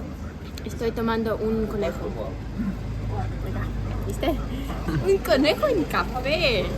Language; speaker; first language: Spanish; non-native, fluent; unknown